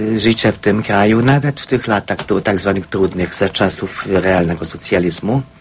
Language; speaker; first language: Polish; non-native, fluent; Hungarian